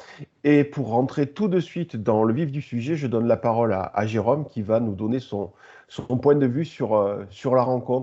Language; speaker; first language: French; native; French